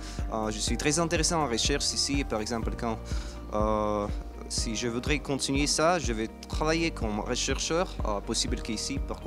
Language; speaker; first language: French; non-native, learner; Azerbaijani